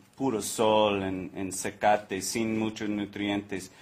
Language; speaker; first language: Spanish; non-native, learner; English